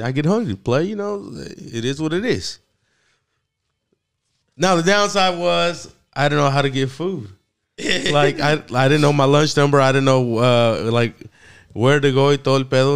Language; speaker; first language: English; early bilingual, other home language; Spanish